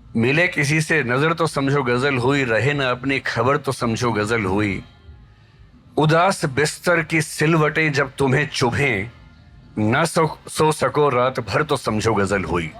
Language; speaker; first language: Hindi; native; Hindi